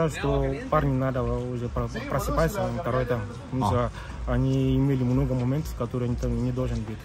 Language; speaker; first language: Russian; non-native, fluent; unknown